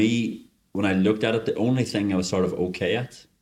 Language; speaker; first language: English; native; English